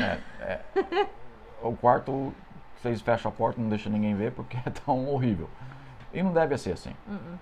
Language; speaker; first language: Portuguese; non-native, fluent; English